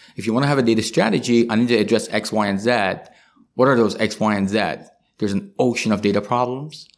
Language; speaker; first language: English; non-native, fluent; Persian